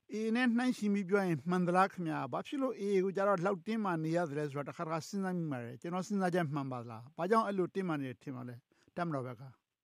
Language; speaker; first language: Burmese; native; Burmese